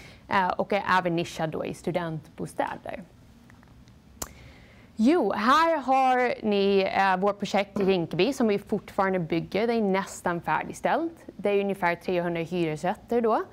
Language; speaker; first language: Swedish; non-native, fluent; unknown